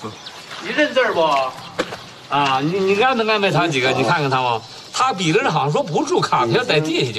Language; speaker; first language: Chinese; native; Chinese